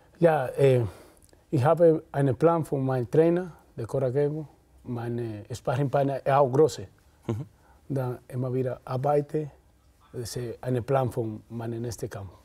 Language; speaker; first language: German; non-native, learner; Spanish